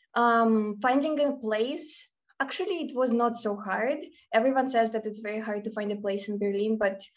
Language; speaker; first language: English; non-native, fluent; Russian